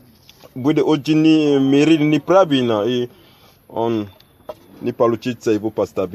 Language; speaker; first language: Russian; non-native, learner; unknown